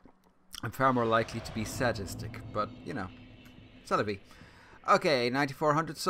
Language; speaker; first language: English; native; English